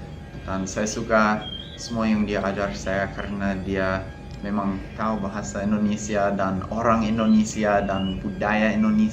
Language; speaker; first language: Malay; non-native, fluent; English